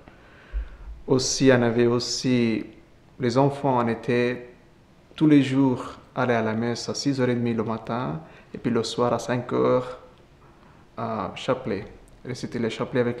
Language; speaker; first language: French; non-native, fluent; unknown